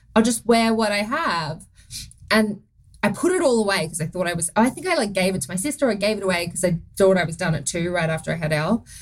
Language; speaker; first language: English; native; English